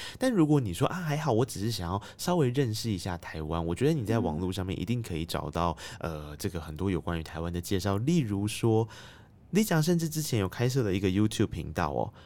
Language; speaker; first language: Chinese; native; Chinese